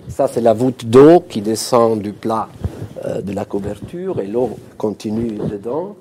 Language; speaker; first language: French; non-native, fluent; Italian